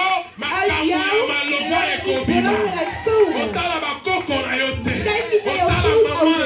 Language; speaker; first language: Dutch; non-native, learner; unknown